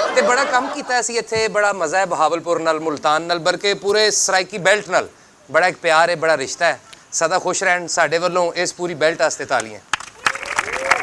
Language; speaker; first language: Urdu; non-native, local second language; Punjabi